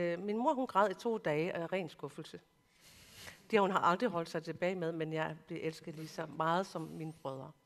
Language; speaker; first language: Danish; non-native, local second language; Kalaallisut